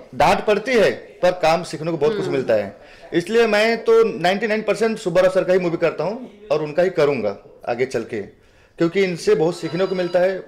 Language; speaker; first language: Hindi; native; Hindi